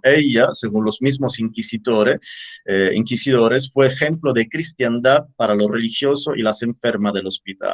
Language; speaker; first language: Spanish; native; Spanish